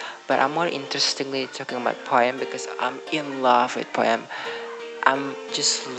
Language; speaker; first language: English; non-native, learner; Indonesian